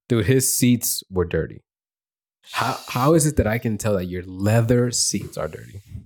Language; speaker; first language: English; early bilingual, other home language; Spanish